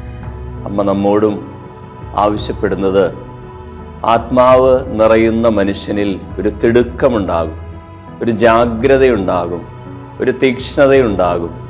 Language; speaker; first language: Malayalam; native; Malayalam